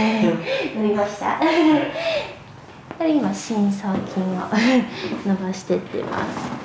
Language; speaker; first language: Japanese; native; Japanese